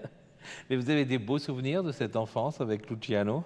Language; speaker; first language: French; native; French